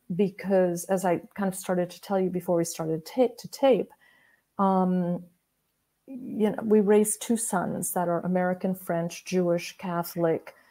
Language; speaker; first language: English; native; English